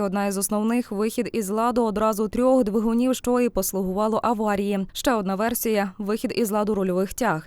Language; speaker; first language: Ukrainian; native; Ukrainian